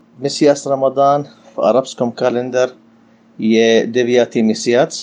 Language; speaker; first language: Slovak; non-native, learner; Arabic